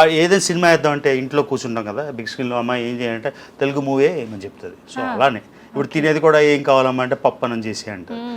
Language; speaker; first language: Telugu; native; Telugu